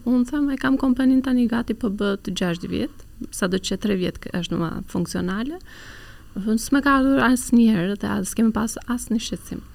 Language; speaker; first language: Albanian; early bilingual, heritage; Albanian